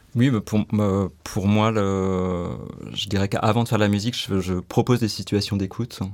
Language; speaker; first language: French; native; French